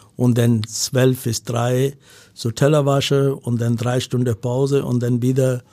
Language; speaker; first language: German; non-native, learner; Punjabi